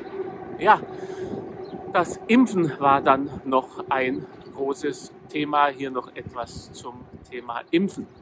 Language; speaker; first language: German; native; German